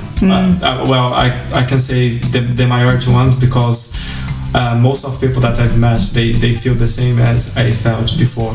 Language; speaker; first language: English; non-native, fluent; Portuguese